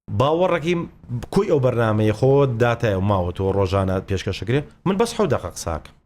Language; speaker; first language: Central Kurdish; native; Central Kurdish